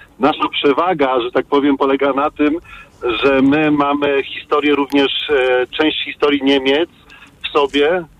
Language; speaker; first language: Polish; native; Polish